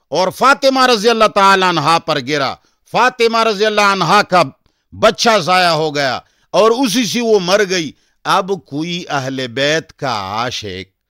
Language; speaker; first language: Urdu; non-native, local second language; Pashto